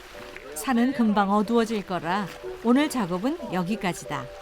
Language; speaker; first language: Korean; native; Korean